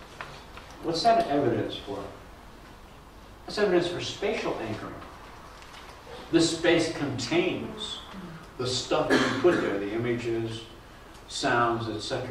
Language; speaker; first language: English; native; English